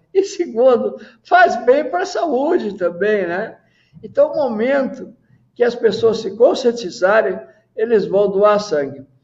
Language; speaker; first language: Portuguese; native; Portuguese